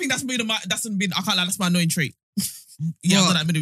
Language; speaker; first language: English; native; English